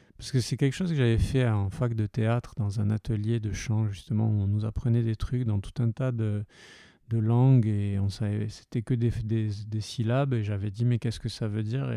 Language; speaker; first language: French; early bilingual, heritage; French